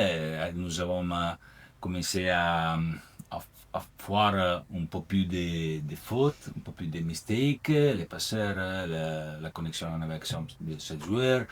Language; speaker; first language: French; non-native, learner; Italian